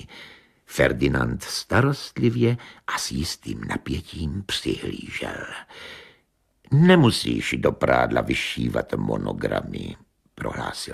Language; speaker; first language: Czech; native; Czech